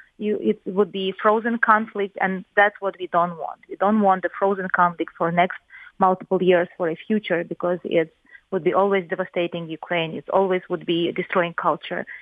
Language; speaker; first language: English; non-native, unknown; Ukrainian